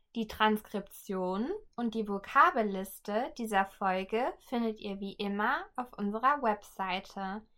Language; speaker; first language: German; native; German